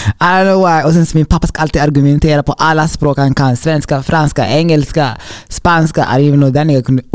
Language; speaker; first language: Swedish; early bilingual, other home language; Rundi